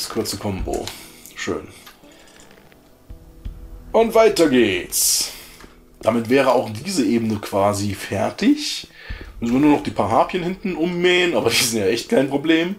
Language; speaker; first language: German; native; German